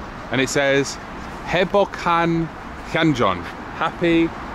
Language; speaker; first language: English; native; English